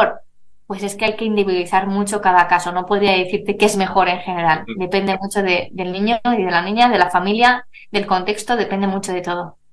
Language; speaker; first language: Spanish; native; Spanish